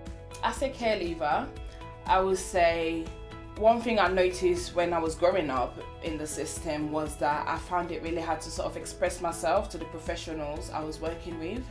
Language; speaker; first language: English; native; English